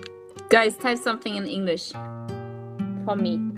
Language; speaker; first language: English; non-native, learner; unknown